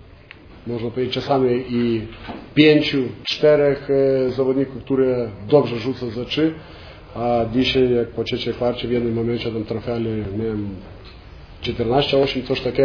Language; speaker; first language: Polish; non-native, learner; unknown